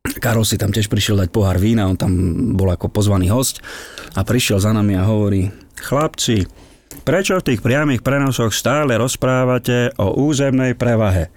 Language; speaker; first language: Slovak; native; Slovak